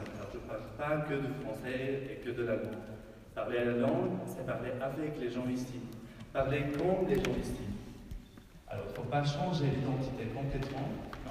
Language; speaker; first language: French; non-native, fluent; Arabic